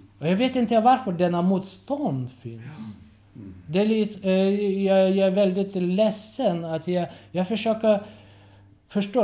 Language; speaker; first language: Swedish; non-native, learner; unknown